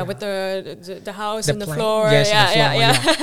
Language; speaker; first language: English; non-native, fluent; Dutch